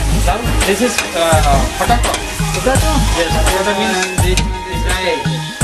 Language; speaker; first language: English; non-native, learner; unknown